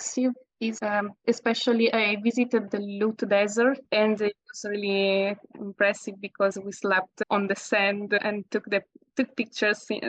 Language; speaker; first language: English; non-native, fluent; Italian